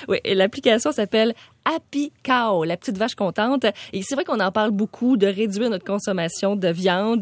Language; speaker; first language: French; native; French